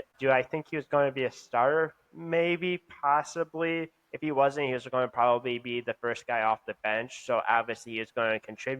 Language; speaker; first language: English; native; English